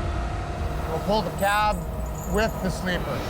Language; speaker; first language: English; native; English